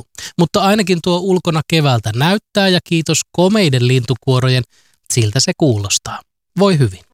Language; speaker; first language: Finnish; native; Finnish